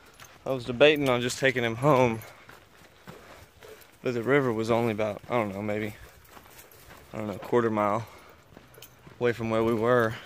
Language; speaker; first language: English; native; English